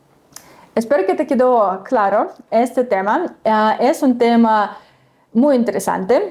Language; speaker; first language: Spanish; non-native, fluent; Russian